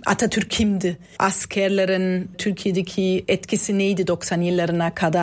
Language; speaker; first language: Turkish; non-native, fluent; German